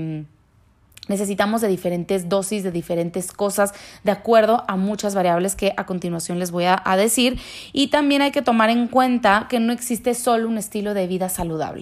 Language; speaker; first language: Spanish; native; Spanish